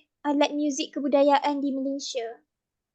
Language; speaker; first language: Malay; native; Malay